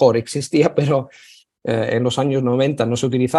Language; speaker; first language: Spanish; non-native, fluent; Italian